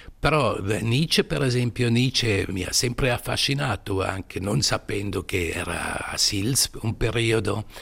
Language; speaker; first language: Italian; non-native, local second language; German